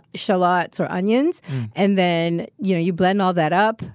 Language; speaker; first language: English; native; English